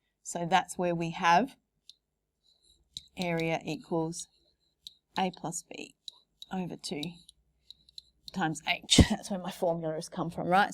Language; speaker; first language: English; native; English